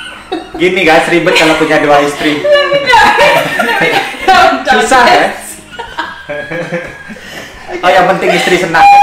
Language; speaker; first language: Indonesian; non-native, local second language; Javanese